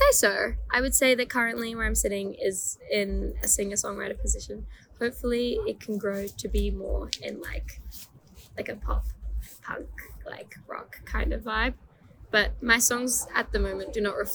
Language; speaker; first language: English; non-native, fluent; Persian